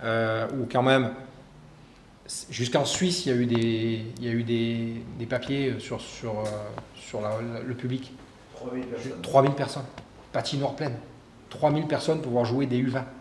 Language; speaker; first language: French; native; French